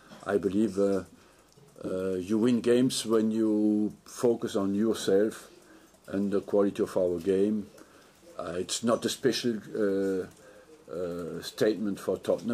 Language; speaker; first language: English; non-native, fluent; French